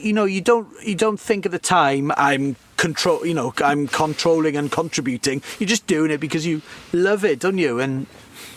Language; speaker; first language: English; native; English